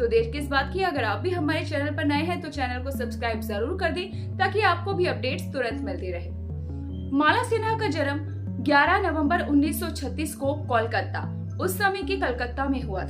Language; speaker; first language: Hindi; native; Hindi